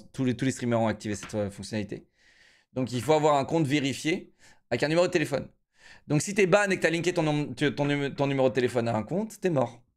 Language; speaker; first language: French; native; French